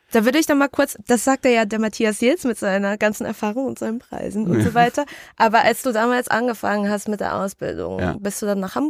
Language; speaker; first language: German; early bilingual, other home language; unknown